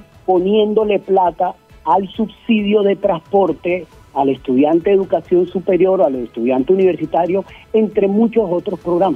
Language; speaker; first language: Spanish; native; Spanish